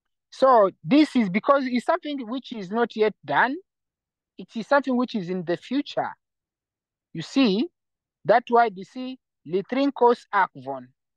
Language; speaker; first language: English; non-native, fluent; Rundi